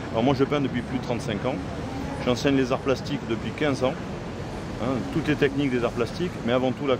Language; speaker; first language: French; native; French